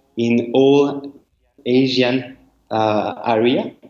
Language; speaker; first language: English; non-native, fluent; French